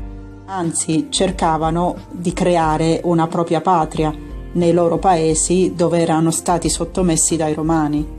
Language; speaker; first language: Italian; native; Italian